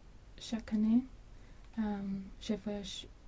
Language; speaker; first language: French; non-native, learner; Latvian